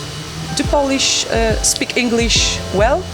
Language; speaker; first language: English; non-native, learner; Polish